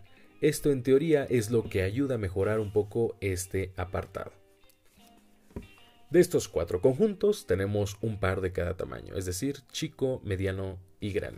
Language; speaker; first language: Spanish; native; Spanish